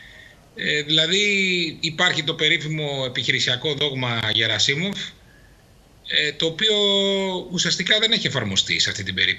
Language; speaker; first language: Greek; native; Greek